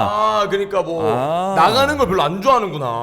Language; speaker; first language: Korean; native; Korean